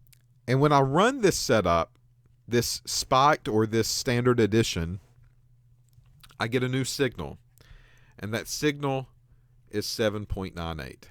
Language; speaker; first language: English; native; English